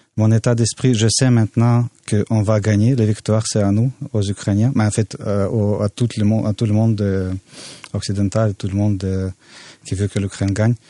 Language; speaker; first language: French; non-native, fluent; Russian